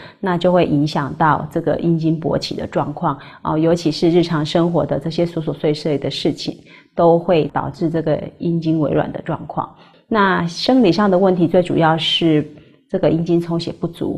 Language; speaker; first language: Chinese; native; Chinese